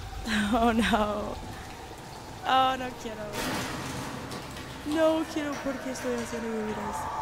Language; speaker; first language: Spanish; non-native, learner; English